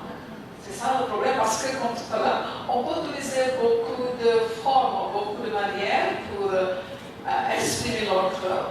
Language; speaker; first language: French; non-native, fluent; Indonesian